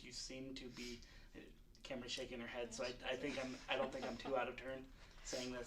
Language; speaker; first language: English; native; English